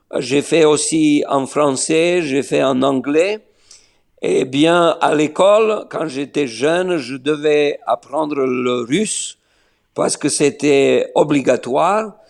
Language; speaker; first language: French; non-native, fluent; Slovenian